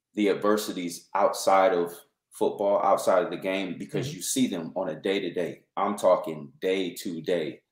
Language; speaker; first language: English; native; English